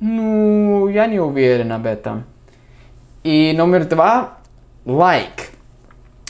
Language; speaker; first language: Russian; non-native, fluent; English